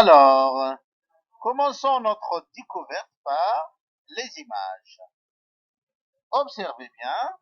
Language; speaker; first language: French; non-native, local second language; Arabic